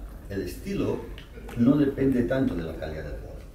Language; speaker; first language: Spanish; native; Spanish